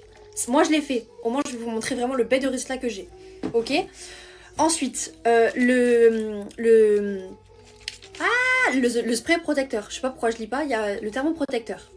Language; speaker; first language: French; native; French